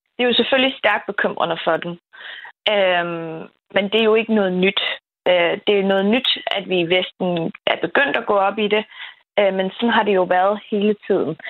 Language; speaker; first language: Danish; early bilingual, other home language; Kurdish